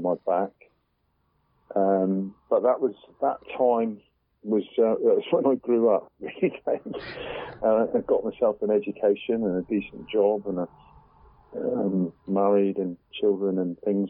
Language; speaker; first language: English; native; English